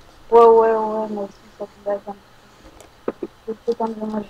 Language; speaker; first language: French; native; French